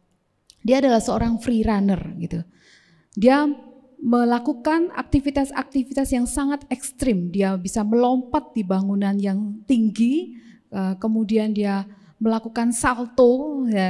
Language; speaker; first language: Indonesian; native; Indonesian